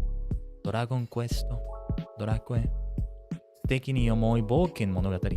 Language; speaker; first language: Japanese; non-native, learner; English